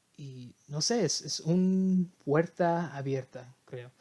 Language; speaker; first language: Spanish; non-native, learner; English